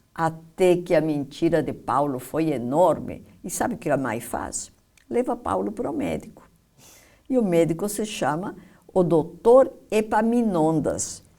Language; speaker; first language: Portuguese; non-native, fluent; Spanish